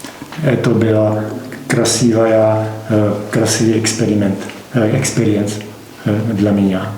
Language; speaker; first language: Russian; non-native, learner; Czech